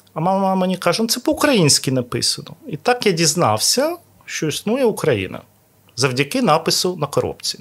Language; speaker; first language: Ukrainian; non-native, local second language; Russian